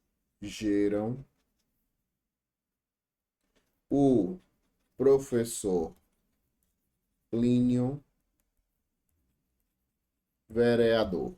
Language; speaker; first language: Portuguese; native; Portuguese